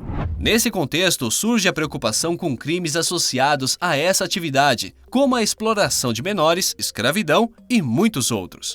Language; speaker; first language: Portuguese; native; Portuguese